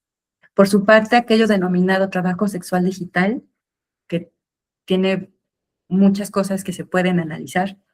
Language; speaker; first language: Spanish; native; Spanish